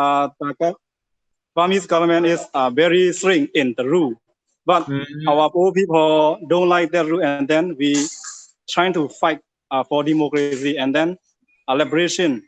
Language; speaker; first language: English; non-native, learner; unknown